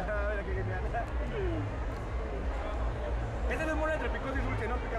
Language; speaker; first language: Spanish; native; Spanish